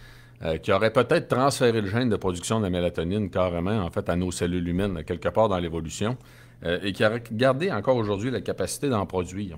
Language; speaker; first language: French; native; French